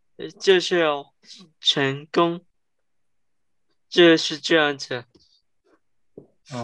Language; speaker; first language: Chinese; early bilingual, heritage; Cantonese